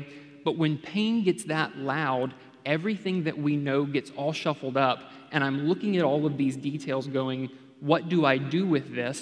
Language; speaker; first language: English; native; English